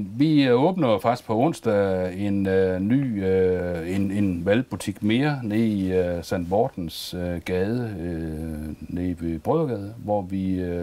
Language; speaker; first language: Danish; native; Danish